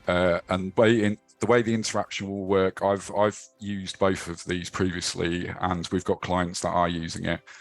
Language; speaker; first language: English; native; English